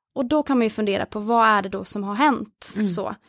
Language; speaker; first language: Swedish; non-native, fluent; Norwegian